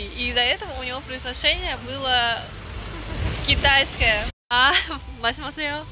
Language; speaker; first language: Russian; early bilingual, heritage; Russian